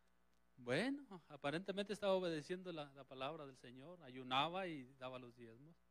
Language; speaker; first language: Spanish; native; Spanish